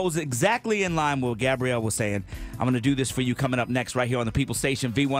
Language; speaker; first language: English; native; English